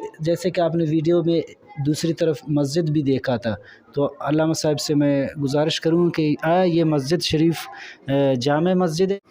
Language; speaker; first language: Urdu; non-native, local second language; Baluchi